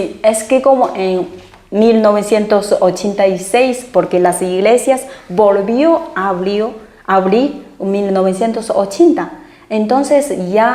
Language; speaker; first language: Spanish; non-native, fluent; Chinese